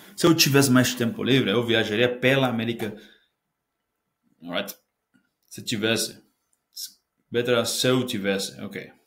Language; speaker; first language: Portuguese; non-native, learner; Spanish